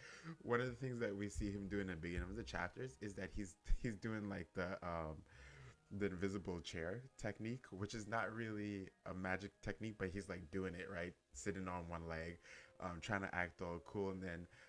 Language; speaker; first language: English; native; English